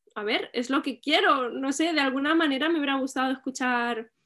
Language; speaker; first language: Spanish; native; Spanish